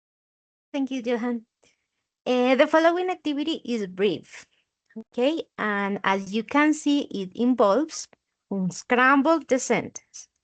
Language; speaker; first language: English; non-native, learner; Spanish